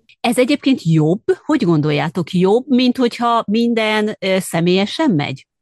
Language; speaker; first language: Hungarian; native; Hungarian